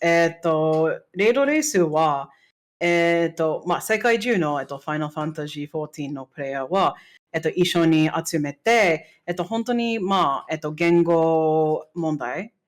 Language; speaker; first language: Japanese; non-native, fluent; English